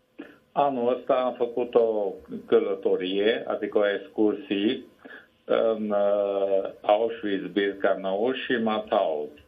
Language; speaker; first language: Romanian; non-native, local second language; Hungarian